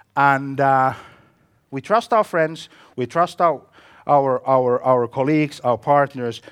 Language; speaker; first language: English; non-native, fluent; Finnish